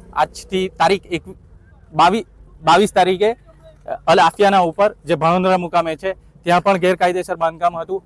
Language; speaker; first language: Gujarati; native; Gujarati